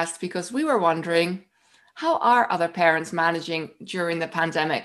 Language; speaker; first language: English; non-native, fluent; Dutch